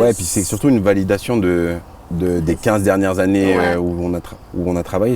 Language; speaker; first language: French; native; French